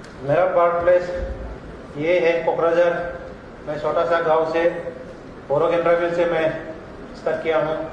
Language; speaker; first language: Hindi; non-native, local second language; Bodo